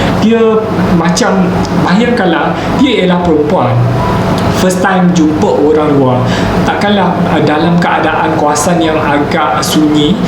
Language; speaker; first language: Malay; native; Malay